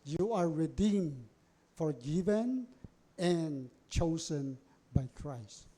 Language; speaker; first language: English; non-native, local second language; Filipino